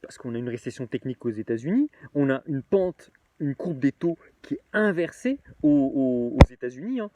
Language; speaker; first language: French; native; French